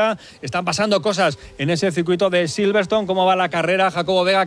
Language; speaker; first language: Spanish; native; Spanish